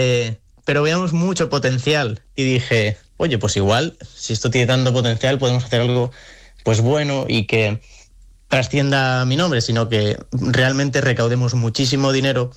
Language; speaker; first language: Spanish; native; Spanish